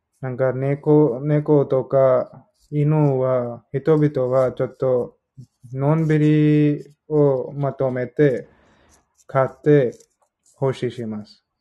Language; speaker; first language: Japanese; non-native, learner; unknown